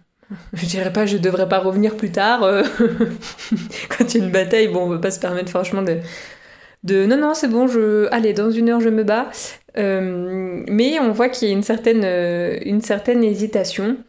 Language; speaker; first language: French; native; French